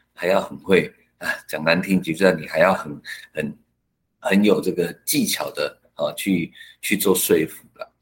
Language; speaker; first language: Chinese; non-native, local second language; Hakka Chinese